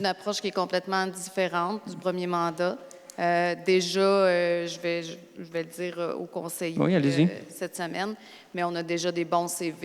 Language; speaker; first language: French; native; French